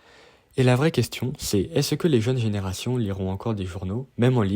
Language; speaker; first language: French; native; French